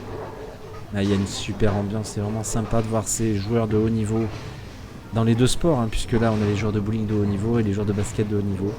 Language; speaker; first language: French; native; French